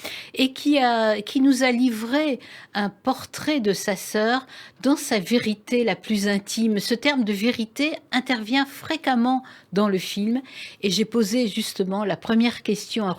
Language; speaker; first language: French; native; French